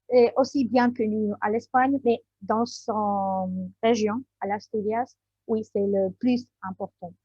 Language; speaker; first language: French; non-native, learner; Spanish